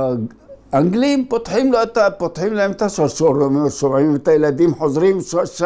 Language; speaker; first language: Hebrew; early bilingual, other home language; Arabic